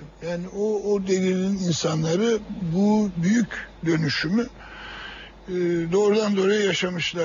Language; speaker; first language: Turkish; native; Turkish